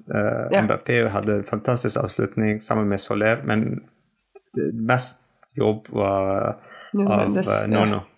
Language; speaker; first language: Norwegian; non-native, fluent; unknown